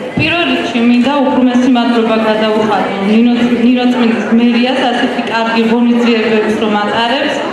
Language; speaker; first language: Georgian; non-native, local second language; Armenian